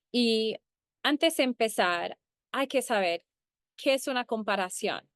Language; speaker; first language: Spanish; early bilingual, heritage; Spanish